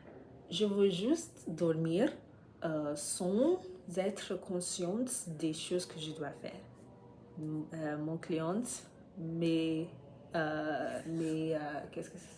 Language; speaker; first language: French; non-native, learner; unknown